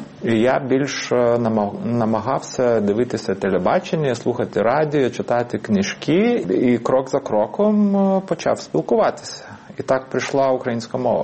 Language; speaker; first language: Ukrainian; non-native, fluent; Lithuanian